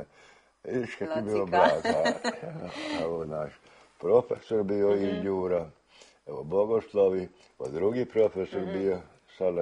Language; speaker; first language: Serbian; early bilingual, heritage; Croatian